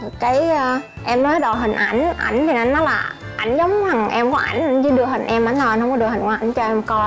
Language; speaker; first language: Vietnamese; native; Vietnamese